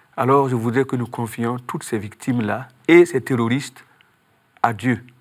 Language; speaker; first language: French; non-native, local second language; Mossi